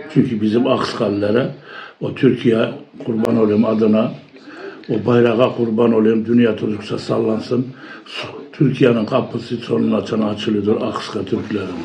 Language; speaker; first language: Turkish; early bilingual, heritage; Turkish